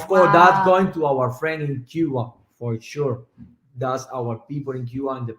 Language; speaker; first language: English; non-native, learner; Spanish